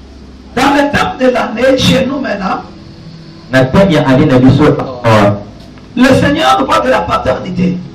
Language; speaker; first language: French; non-native, local second language; Lingala